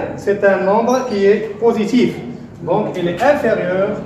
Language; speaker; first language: French; non-native, local second language; Arabic